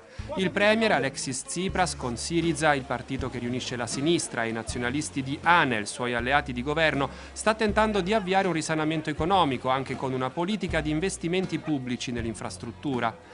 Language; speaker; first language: Italian; native; Italian